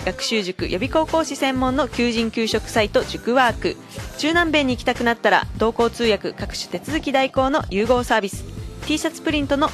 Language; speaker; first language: Japanese; native; Japanese